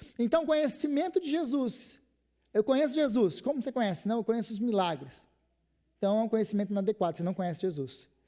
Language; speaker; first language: Portuguese; native; Portuguese